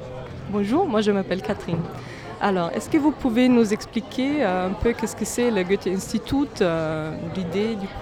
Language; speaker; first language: French; non-native, learner; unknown